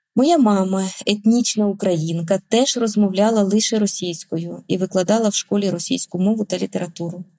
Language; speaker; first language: Ukrainian; non-native, local second language; Russian